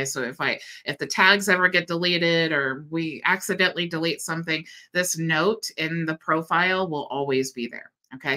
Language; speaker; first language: English; native; English